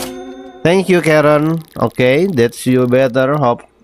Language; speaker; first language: English; non-native, learner; Indonesian